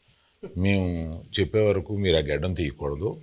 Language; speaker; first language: Telugu; native; Telugu